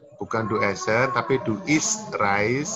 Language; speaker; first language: German; non-native, fluent; Indonesian